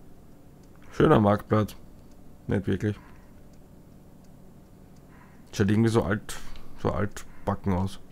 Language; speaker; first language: German; native; German